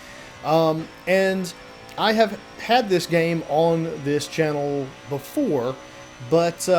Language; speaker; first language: English; native; English